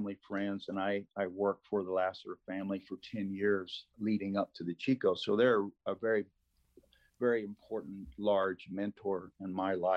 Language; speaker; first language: English; non-native, fluent; Spanish